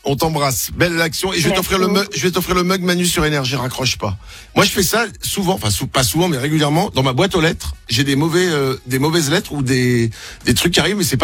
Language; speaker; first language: French; native; French